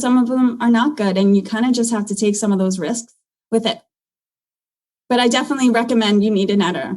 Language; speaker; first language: English; native; English